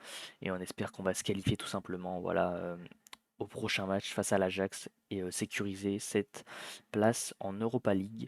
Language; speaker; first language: French; native; French